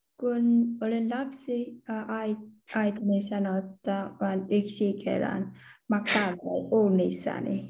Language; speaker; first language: Finnish; non-native, learner; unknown